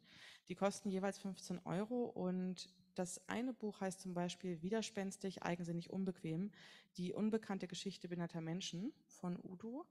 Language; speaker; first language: German; native; German